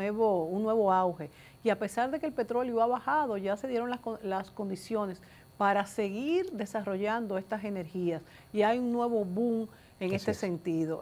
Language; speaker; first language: Spanish; native; Spanish